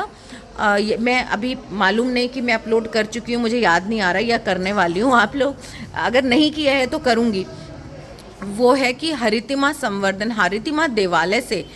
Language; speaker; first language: Hindi; native; Hindi